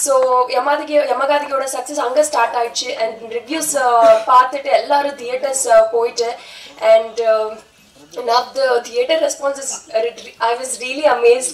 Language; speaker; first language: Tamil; non-native, fluent; Telugu